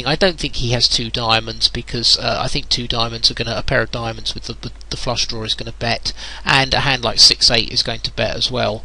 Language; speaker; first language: English; native; English